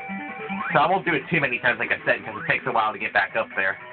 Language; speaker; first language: English; native; English